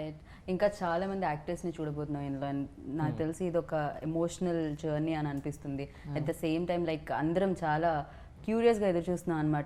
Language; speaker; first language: Telugu; native; Telugu